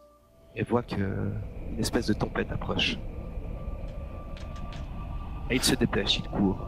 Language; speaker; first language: French; native; French